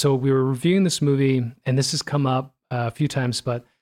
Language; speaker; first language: English; early bilingual, other home language; Korean